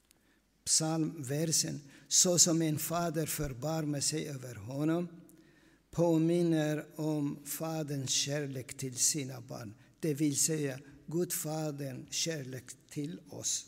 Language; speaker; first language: Swedish; non-native, fluent; Aramaic